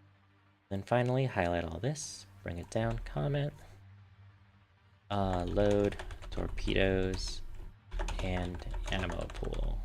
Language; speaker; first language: English; native; English